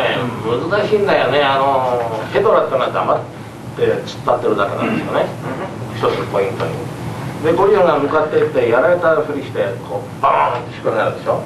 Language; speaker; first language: Japanese; native; Japanese